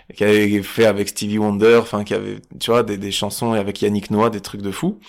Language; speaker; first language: French; native; French